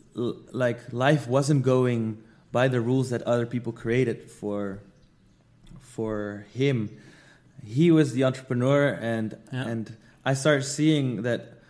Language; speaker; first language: English; non-native, fluent; Dutch